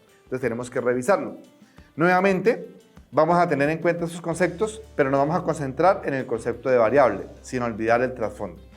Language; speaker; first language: Spanish; native; Spanish